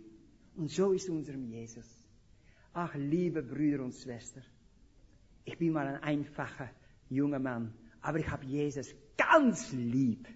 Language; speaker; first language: German; non-native, fluent; Dutch